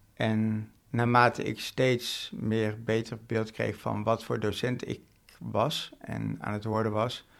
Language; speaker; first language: Dutch; native; Dutch